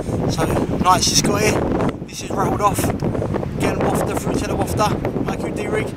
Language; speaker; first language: English; native; English